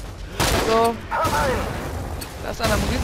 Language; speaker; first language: German; native; German